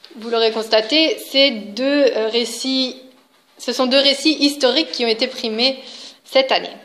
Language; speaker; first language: French; native; French